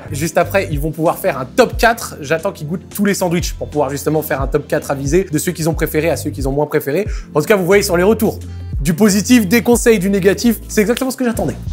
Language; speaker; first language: French; native; French